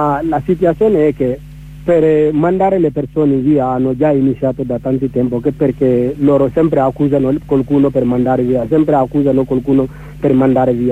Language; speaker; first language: Italian; non-native, learner; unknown